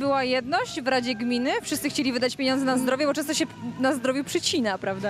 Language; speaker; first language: Polish; native; Polish